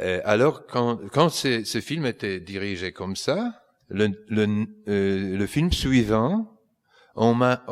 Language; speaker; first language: French; non-native, fluent; Polish